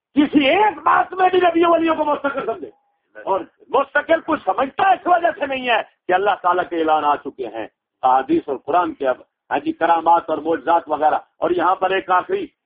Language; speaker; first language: Urdu; non-native, local second language; Punjabi